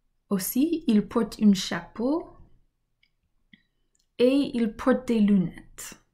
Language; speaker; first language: French; non-native, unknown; English